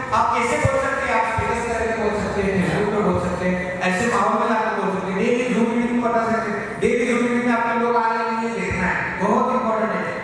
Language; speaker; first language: Hindi; non-native, local second language; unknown